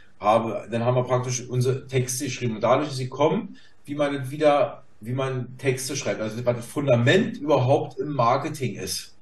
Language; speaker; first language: German; native; German